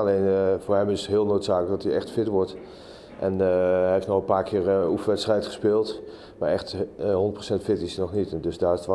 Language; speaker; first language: Dutch; native; Dutch